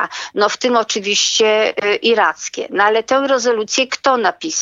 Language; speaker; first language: Polish; native; Polish